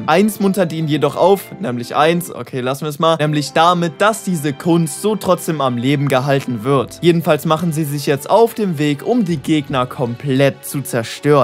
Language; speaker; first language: German; native; German